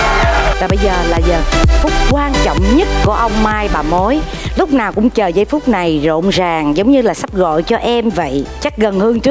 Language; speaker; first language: Vietnamese; native; Vietnamese